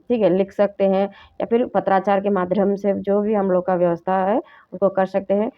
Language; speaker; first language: Hindi; native; Hindi